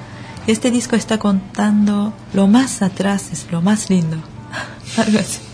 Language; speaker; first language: Spanish; non-native, learner; Japanese